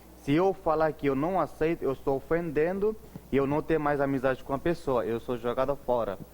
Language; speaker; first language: Portuguese; non-native, fluent; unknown